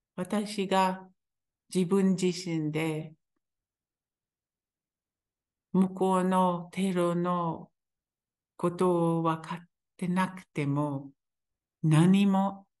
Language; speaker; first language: Japanese; non-native, fluent; Hebrew